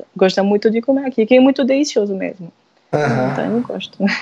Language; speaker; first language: Portuguese; non-native, fluent; French